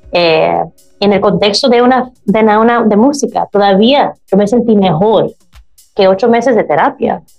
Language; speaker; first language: Spanish; early bilingual, heritage; Spanish